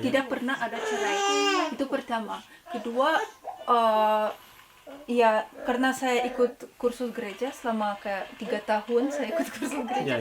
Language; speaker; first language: Indonesian; non-native, fluent; Russian